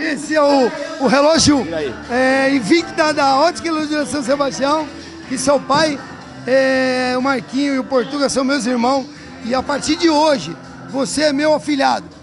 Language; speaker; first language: Portuguese; native; Portuguese